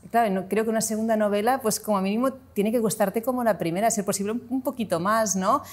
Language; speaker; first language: Spanish; non-native, local second language; Catalan